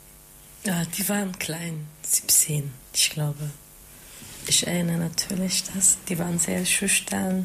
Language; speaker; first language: German; non-native, learner; Turkish